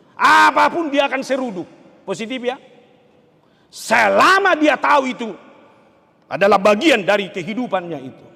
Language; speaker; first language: Indonesian; non-native, local second language; Batak Toba